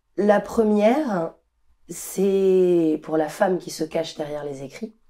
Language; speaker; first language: French; native; French